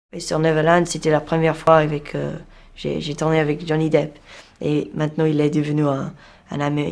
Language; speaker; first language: French; non-native, learner; English